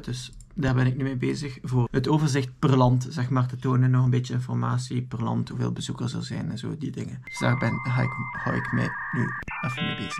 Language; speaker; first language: Dutch; native; Dutch